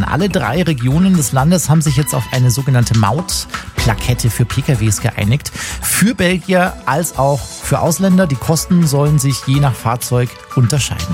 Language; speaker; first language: German; native; German